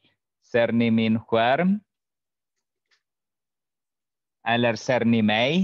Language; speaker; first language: Swedish; non-native, fluent; Arabic